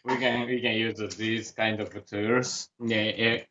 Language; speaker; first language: English; non-native, learner; Japanese